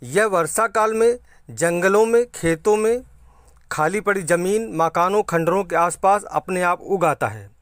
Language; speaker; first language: Hindi; native; Hindi